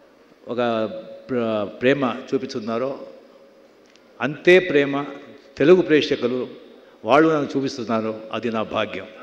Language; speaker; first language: Telugu; non-native, local second language; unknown